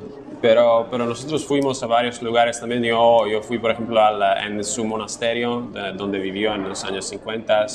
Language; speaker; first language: Spanish; non-native, fluent; Slovak